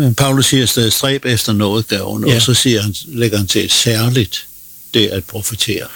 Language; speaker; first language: Danish; non-native, local second language; Faroese